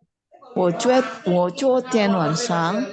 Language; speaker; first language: Chinese; non-native, learner; Indonesian